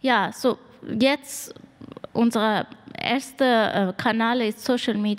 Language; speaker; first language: German; non-native, learner; Persian